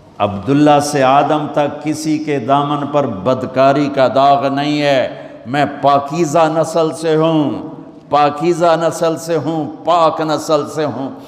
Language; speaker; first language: Urdu; non-native, local second language; Punjabi